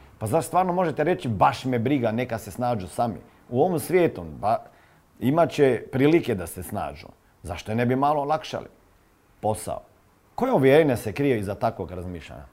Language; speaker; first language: Croatian; non-native, fluent; Serbian